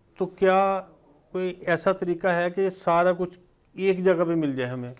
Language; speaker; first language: Urdu; non-native, local second language; Punjabi